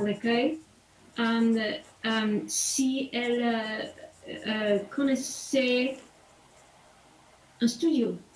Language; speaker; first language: French; non-native, learner; English